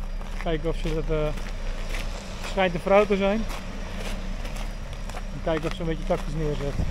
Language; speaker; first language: Dutch; native; Dutch